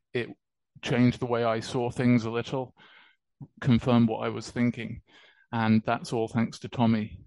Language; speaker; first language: English; native; English